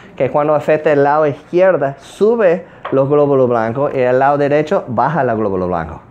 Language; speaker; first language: Spanish; non-native, fluent; English